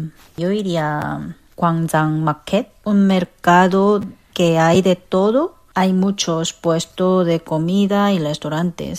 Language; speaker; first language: Spanish; non-native, fluent; Korean